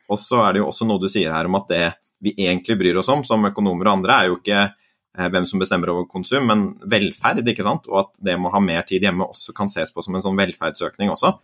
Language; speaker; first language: Norwegian; native; Norwegian